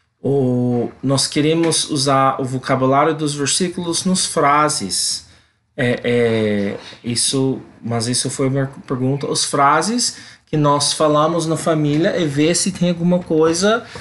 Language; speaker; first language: Portuguese; non-native, learner; English